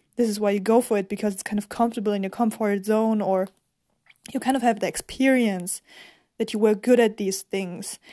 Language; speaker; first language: English; non-native, fluent; German